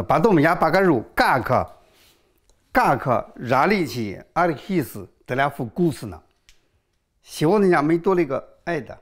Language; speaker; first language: Russian; non-native, learner; Chinese